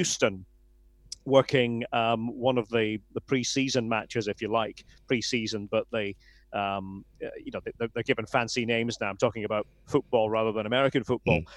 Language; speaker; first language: English; native; English